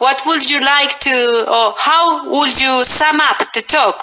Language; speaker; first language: English; non-native, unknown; Spanish